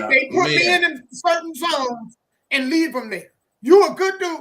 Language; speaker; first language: English; native; English